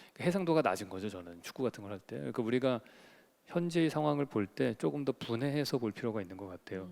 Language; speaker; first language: Korean; native; Korean